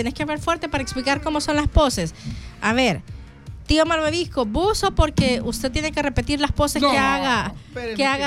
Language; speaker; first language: Spanish; native; Spanish